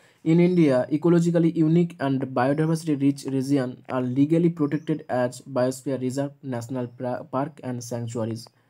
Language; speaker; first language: English; non-native, local second language; Bangla